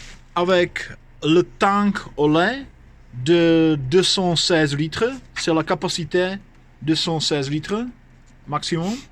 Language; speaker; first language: French; non-native, fluent; Czech